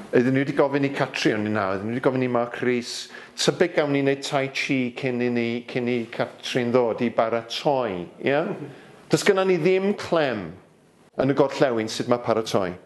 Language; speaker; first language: Welsh; native; Welsh